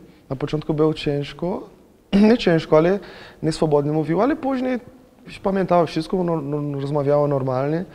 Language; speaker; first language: Polish; non-native, fluent; Portuguese